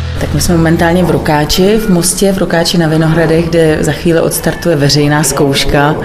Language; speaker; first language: Czech; native; Czech